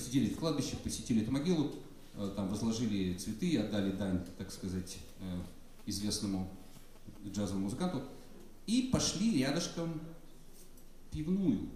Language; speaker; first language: Russian; native; Russian